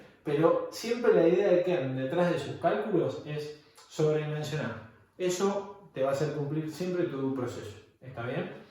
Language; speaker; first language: Spanish; native; Spanish